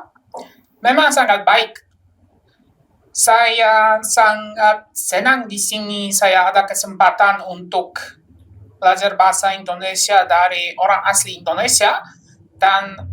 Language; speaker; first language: Indonesian; non-native, fluent; Polish